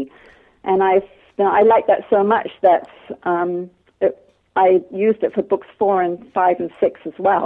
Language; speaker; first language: English; native; English